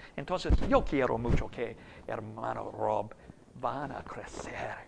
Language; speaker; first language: Spanish; non-native, learner; English